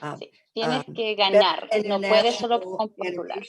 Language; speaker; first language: Spanish; native; Spanish